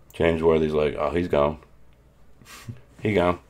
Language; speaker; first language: English; native; English